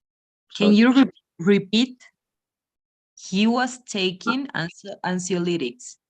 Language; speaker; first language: English; non-native, fluent; Spanish